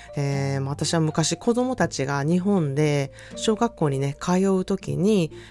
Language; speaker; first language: Japanese; native; Japanese